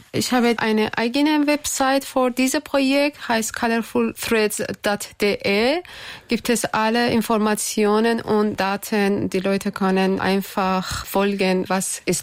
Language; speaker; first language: German; non-native, learner; Persian